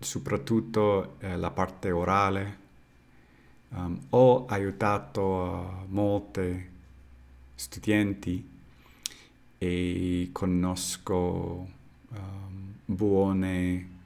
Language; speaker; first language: Italian; non-native, learner; English